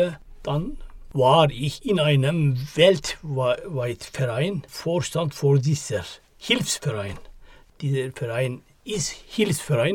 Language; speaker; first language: German; non-native, learner; Turkish